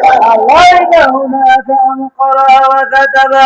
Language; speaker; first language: Arabic; non-native, fluent; Bangla